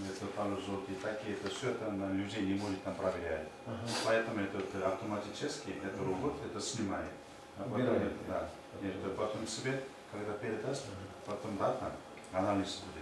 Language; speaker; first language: Russian; non-native, learner; Korean